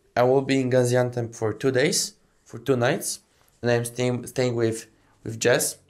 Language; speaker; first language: English; non-native, fluent; Polish